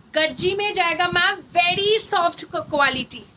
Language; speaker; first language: Hindi; non-native, local second language; Bangla